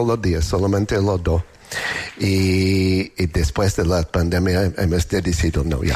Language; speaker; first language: Spanish; non-native, learner; English